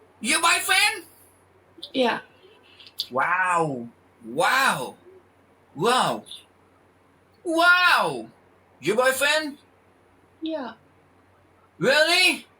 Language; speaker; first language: English; non-native, learner; Thai